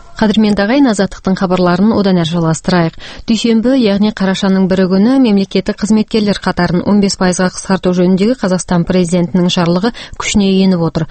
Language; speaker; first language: Kazakh; native; Kazakh